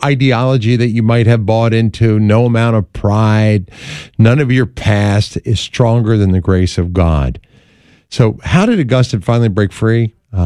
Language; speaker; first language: English; native; English